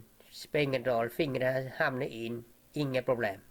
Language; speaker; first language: Swedish; non-native, learner; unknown